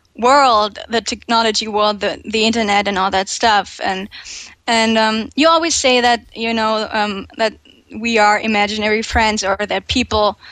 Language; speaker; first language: English; non-native, fluent; German